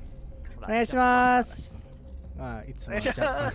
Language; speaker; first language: Japanese; non-native, learner; English